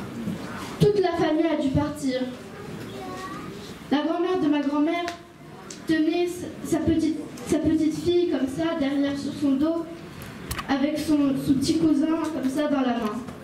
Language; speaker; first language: French; early bilingual, other home language; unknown